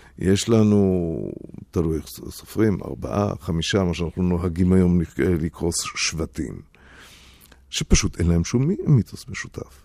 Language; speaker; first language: Hebrew; non-native, fluent; German